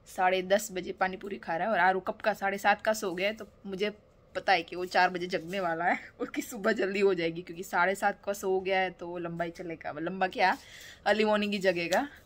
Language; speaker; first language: Hindi; non-native, local second language; Gujarati